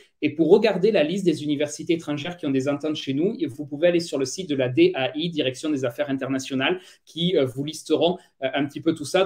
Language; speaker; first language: French; native; French